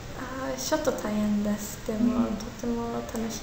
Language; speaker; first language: Japanese; non-native, learner; Swedish